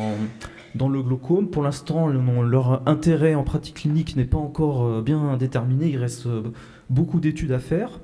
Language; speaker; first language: French; native; French